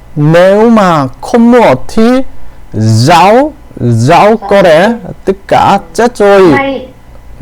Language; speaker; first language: Vietnamese; non-native, learner; Korean